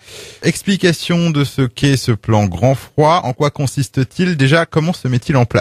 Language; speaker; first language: French; native; French